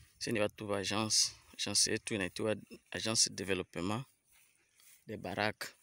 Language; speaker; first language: Swahili; native; Swahili